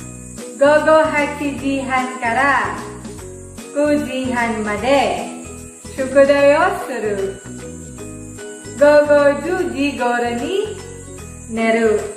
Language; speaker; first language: Japanese; non-native, fluent; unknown